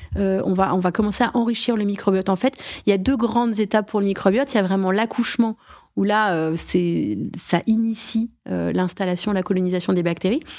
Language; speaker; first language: French; native; French